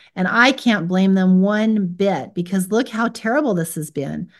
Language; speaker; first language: English; native; English